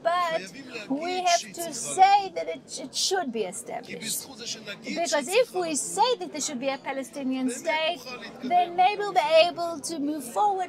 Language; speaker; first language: English; non-native, fluent; Hebrew